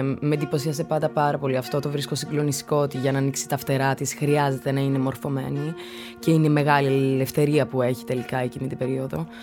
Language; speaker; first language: Greek; early bilingual, heritage; Greek